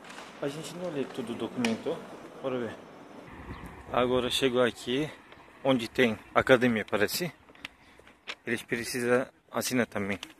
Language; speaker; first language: Portuguese; non-native, learner; Turkish